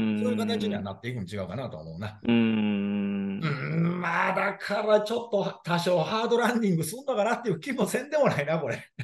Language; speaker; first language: Japanese; native; Japanese